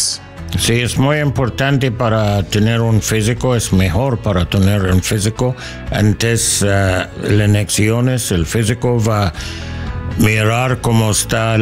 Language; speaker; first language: Spanish; non-native, learner; English